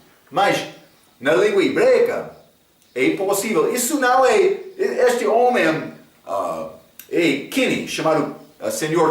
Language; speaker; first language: Portuguese; non-native, fluent; English